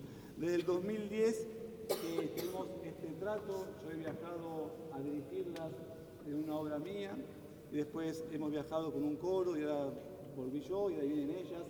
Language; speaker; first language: Spanish; native; Spanish